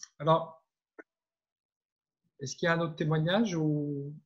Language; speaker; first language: French; native; French